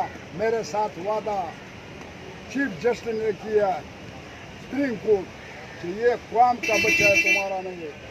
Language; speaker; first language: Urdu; non-native, local second language; Pashto